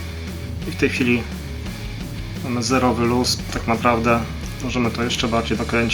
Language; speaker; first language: Polish; native; Polish